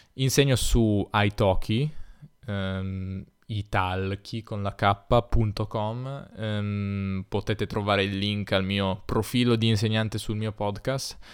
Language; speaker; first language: Italian; native; Italian